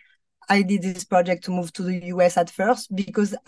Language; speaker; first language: English; non-native, fluent; French